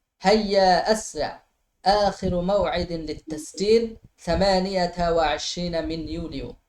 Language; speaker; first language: Arabic; non-native, fluent; Bangla